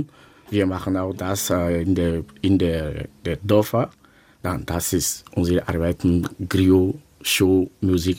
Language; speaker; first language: German; non-native, learner; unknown